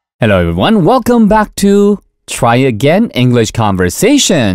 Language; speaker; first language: English; non-native, fluent; Korean